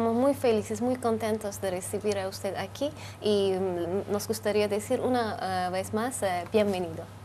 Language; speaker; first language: Spanish; non-native, fluent; Turkish